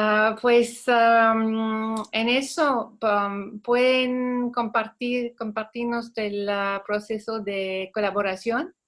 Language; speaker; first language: Spanish; non-native, fluent; French